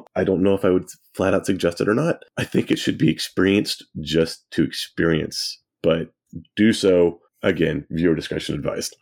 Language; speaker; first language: English; native; English